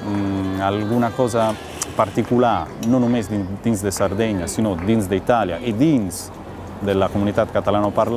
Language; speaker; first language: Catalan; non-native, local second language; Italian